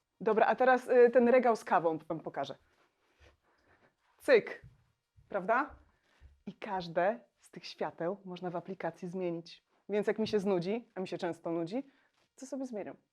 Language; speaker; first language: Polish; native; Polish